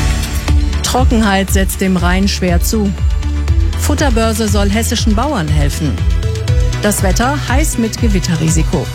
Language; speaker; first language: German; native; German